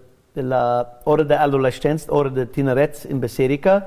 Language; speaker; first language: Romanian; non-native, learner; English